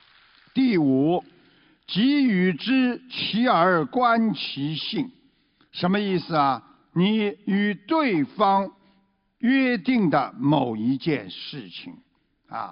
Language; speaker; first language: Chinese; native; Chinese